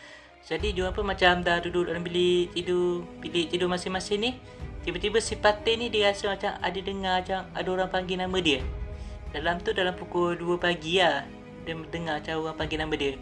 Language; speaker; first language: Malay; native; Malay